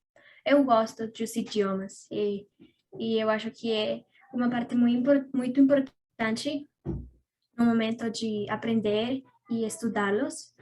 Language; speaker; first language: Portuguese; non-native, learner; Spanish